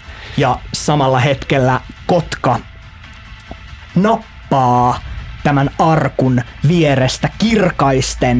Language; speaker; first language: Finnish; native; Finnish